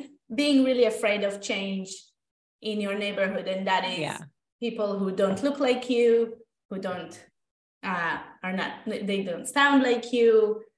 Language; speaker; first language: English; non-native, fluent; Hebrew